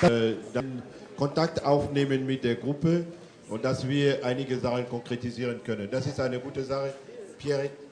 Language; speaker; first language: German; non-native, fluent; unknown